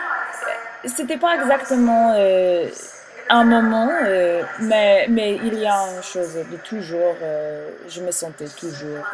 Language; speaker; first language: French; non-native, learner; English